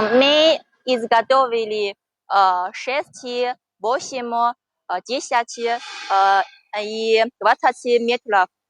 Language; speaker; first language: Russian; non-native, learner; Chinese